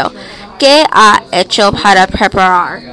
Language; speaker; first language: Spanish; non-native, learner; English